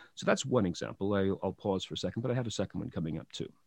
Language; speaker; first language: English; native; English